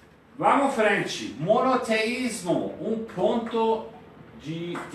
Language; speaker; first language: Portuguese; non-native, fluent; Persian